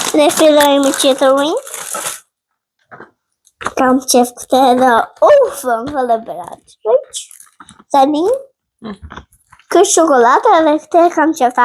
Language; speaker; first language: Albanian; early bilingual, heritage; Albanian